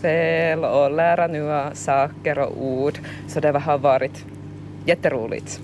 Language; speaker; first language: Swedish; non-native, fluent; Finnish